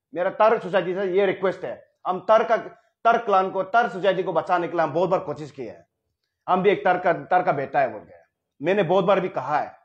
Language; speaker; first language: Hindi; non-native, local second language; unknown